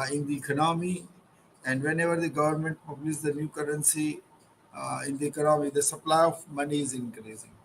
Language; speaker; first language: English; non-native, local second language; Gujarati